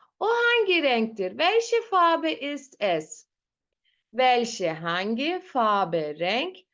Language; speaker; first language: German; non-native, fluent; Turkish